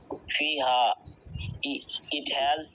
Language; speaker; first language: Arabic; non-native, learner; Bangla